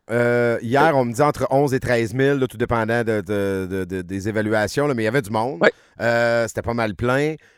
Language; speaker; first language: French; native; French